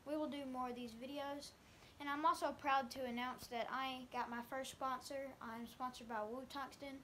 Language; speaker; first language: English; native; English